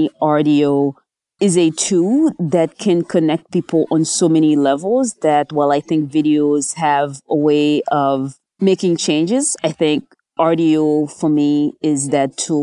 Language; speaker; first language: English; native; English